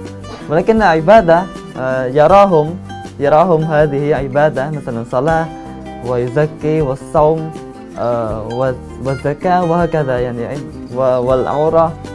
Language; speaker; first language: Arabic; non-native, fluent; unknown